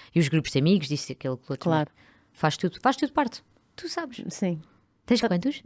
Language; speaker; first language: Portuguese; non-native, local second language; English